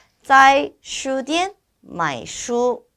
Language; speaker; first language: Chinese; non-native, fluent; Korean